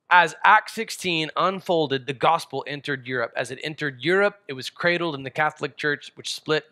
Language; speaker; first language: English; native; English